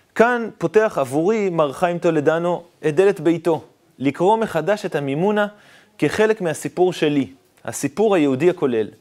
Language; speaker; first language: Hebrew; native; Hebrew